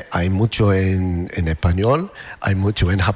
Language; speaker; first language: Spanish; non-native, learner; English